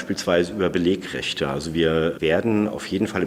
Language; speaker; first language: German; native; German